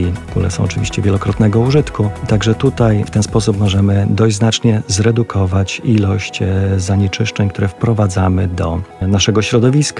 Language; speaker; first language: Polish; native; Polish